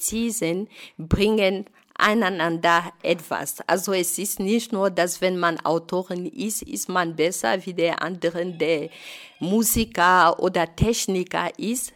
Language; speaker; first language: German; non-native, fluent; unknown